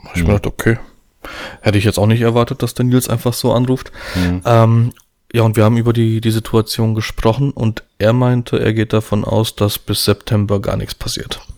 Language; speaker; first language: German; early bilingual, other home language; Polish